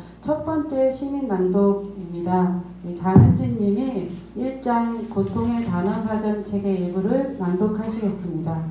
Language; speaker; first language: Korean; native; Korean